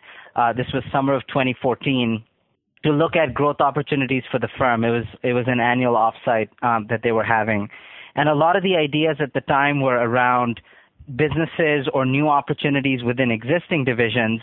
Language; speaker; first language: English; non-native, local second language; Urdu